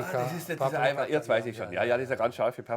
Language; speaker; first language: German; native; German